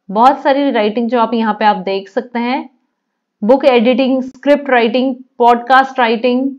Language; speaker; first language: Hindi; native; Hindi